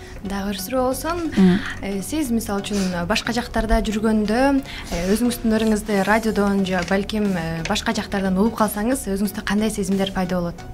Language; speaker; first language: Kyrgyz; native; Kyrgyz